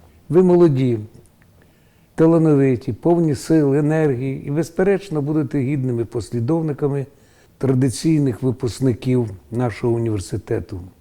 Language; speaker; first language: Ukrainian; native; Ukrainian